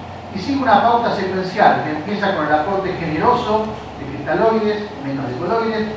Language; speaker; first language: Spanish; native; Spanish